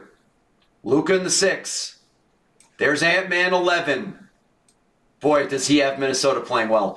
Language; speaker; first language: English; native; English